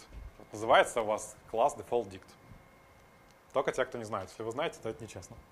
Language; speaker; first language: Russian; native; Russian